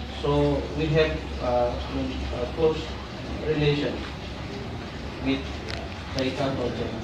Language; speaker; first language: English; non-native, fluent; Indonesian